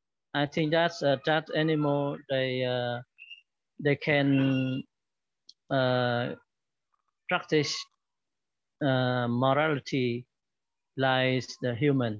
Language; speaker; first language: English; non-native, learner; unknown